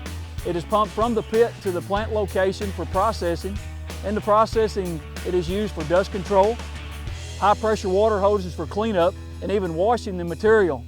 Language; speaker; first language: English; native; English